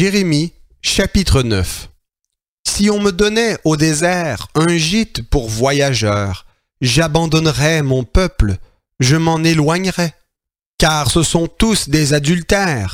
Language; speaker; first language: French; native; French